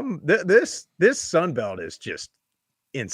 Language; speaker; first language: English; native; English